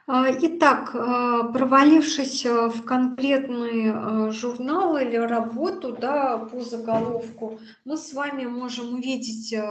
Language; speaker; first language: Russian; native; Russian